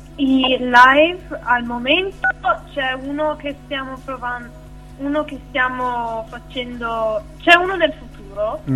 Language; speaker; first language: Italian; early bilingual, heritage; Italian